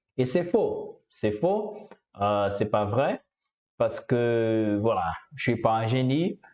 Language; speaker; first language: French; non-native, fluent; Portuguese